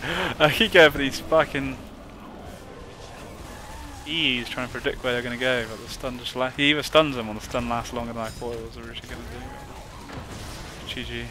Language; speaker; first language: English; native; English